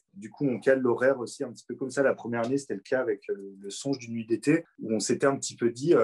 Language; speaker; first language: French; native; French